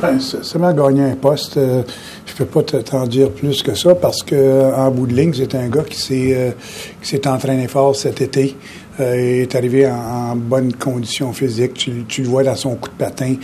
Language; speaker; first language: French; native; French